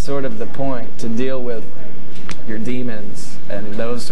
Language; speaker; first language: English; native; English